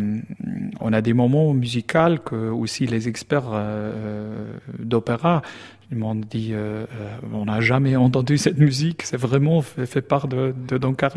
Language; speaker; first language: French; non-native, learner; German